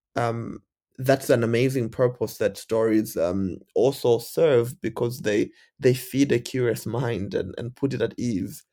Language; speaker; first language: English; non-native, local second language; Bemba